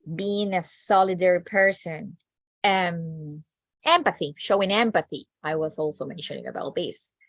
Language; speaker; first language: English; non-native, fluent; Spanish